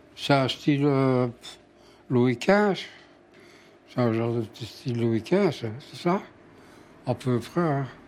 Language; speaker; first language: French; native; French